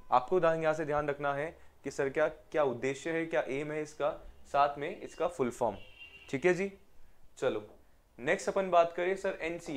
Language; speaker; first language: Hindi; native; Hindi